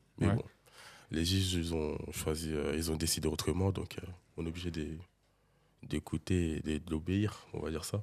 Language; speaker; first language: French; early bilingual, other home language; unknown